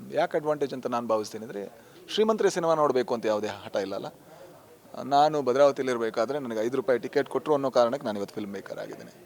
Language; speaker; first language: Kannada; non-native, local second language; Tulu